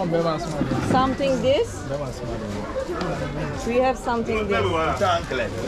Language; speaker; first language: English; non-native, learner; Turkish